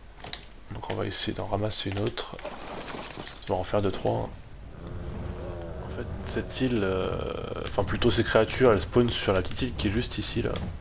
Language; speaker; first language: French; native; French